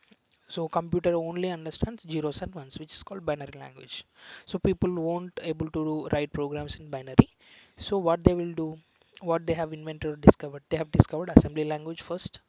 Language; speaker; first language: English; non-native, local second language; Telugu